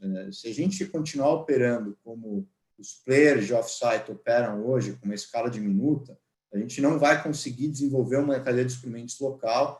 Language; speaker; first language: Portuguese; native; Portuguese